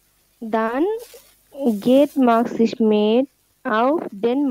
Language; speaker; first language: German; non-native, learner; Bangla